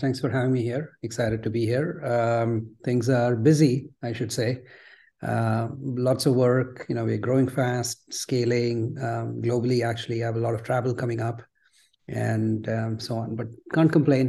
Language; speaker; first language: English; non-native, local second language; Gujarati